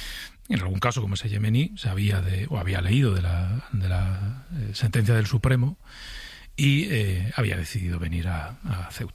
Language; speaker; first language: Spanish; native; Spanish